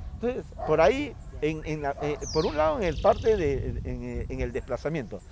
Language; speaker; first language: Spanish; non-native, local second language; Quechua